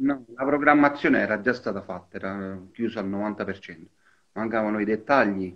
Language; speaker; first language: Italian; native; Italian